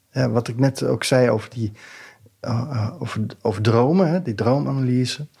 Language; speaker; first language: Dutch; native; Dutch